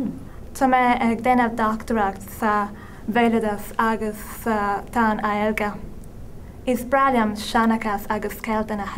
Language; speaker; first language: Irish; non-native, learner; Italian